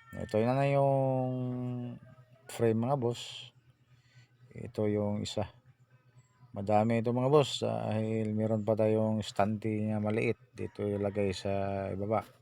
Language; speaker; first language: Filipino; non-native, local second language; Cebuano